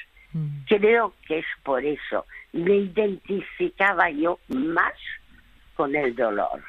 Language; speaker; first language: Spanish; early bilingual, other home language; French